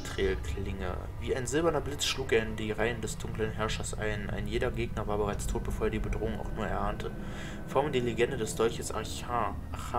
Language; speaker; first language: German; native; German